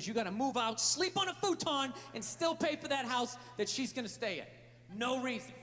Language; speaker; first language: English; native; English